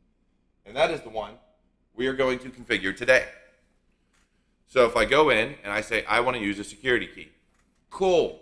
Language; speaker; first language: English; native; English